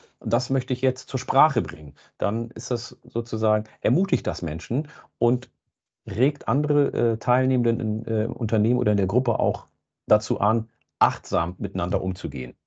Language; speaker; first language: German; native; German